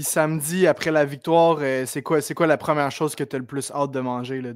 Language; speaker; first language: French; native; French